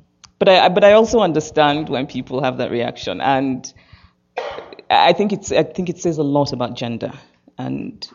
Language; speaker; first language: English; non-native, local second language; Igbo